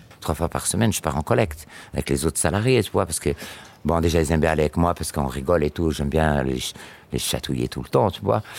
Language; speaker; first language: French; native; French